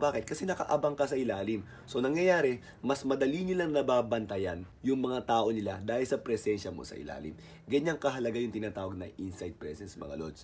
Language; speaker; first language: Filipino; native; Filipino